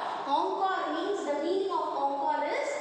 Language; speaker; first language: English; non-native, local second language; Tamil